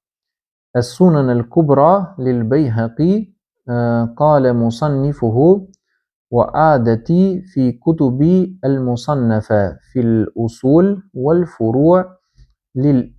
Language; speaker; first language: Arabic; non-native, fluent; Albanian